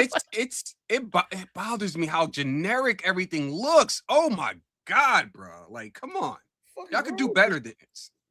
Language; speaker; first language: English; native; English